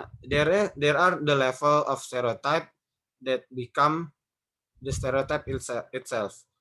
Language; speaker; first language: English; non-native, learner; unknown